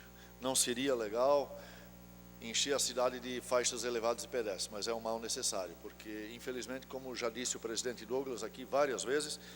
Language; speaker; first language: Portuguese; native; Portuguese